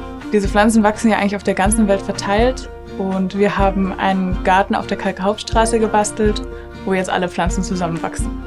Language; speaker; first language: German; native; German